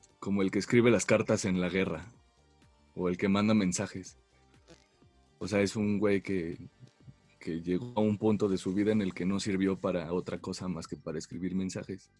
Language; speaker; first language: Spanish; native; Spanish